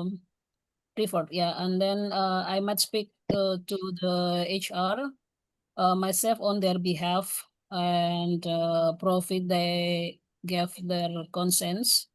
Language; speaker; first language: English; non-native, learner; Indonesian